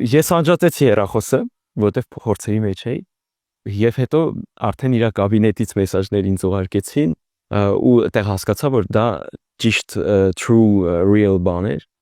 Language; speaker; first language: Armenian; early bilingual, heritage; Armenian